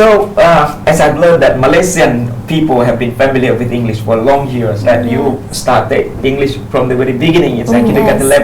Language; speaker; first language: English; non-native, fluent; Pattani Malay